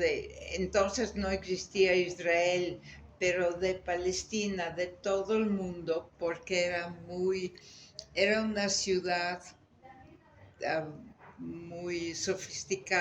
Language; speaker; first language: Spanish; native; Spanish